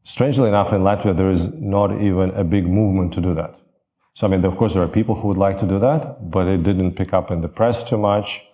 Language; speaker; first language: English; non-native, fluent; Latvian